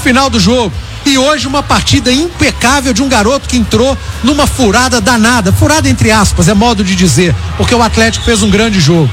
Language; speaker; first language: Portuguese; native; Portuguese